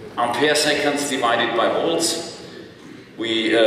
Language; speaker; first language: English; non-native, fluent; German